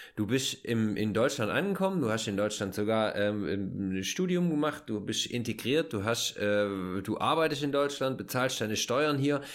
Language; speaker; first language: German; native; German